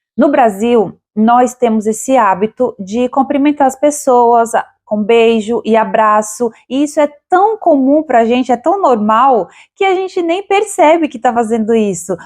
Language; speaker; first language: Portuguese; native; Portuguese